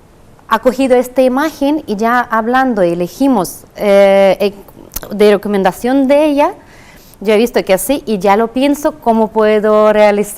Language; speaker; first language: Spanish; non-native, fluent; Russian